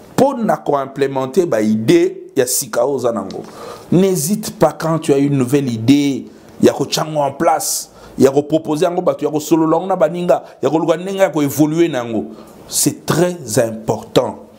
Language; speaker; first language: Lingala; native; Lingala